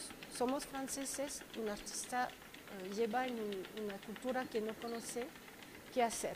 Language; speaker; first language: Spanish; non-native, fluent; French